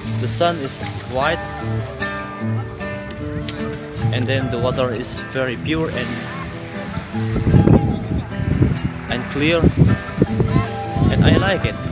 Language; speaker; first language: English; non-native, learner; Indonesian